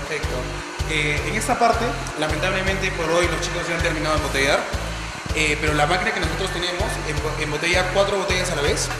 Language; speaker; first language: Spanish; native; Spanish